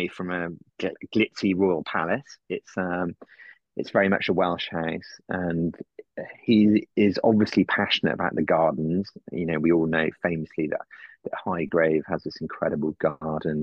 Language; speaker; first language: English; native; English